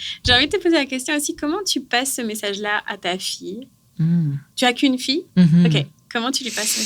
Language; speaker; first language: French; native; French